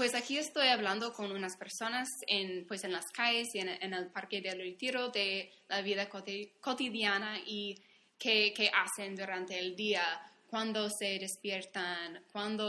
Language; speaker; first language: Spanish; non-native, fluent; English